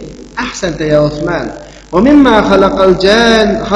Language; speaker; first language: Arabic; non-native, fluent; Uyghur